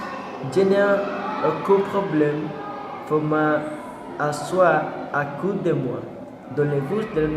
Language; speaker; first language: French; non-native, learner; Spanish